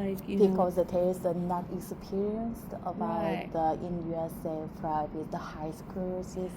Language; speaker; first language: English; non-native, learner; Korean